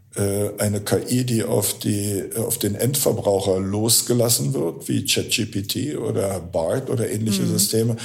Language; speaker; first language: German; native; German